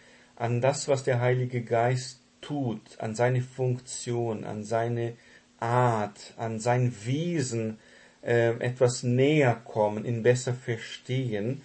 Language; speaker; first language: German; non-native, fluent; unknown